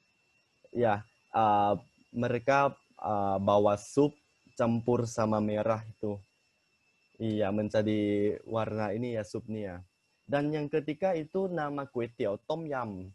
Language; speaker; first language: Indonesian; non-native, fluent; Thai